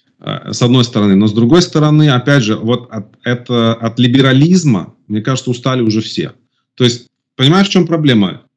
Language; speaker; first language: Russian; native; Russian